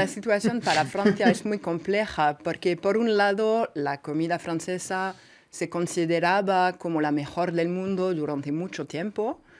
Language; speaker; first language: Spanish; non-native, fluent; French